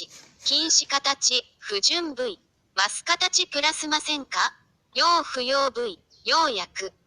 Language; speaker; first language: Japanese; non-native, fluent; Chinese